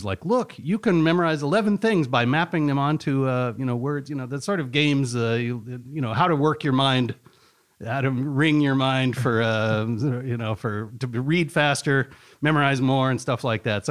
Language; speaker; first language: English; native; English